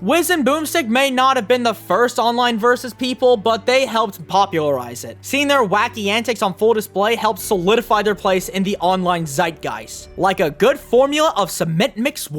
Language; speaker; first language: English; native; English